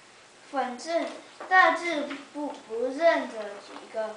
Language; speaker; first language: Chinese; early bilingual, heritage; Chinese